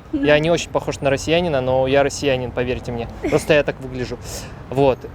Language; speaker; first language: Russian; native; Russian